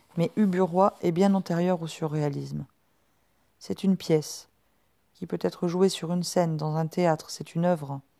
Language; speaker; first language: French; native; French